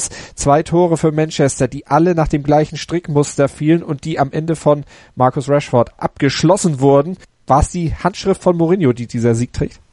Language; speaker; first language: German; native; German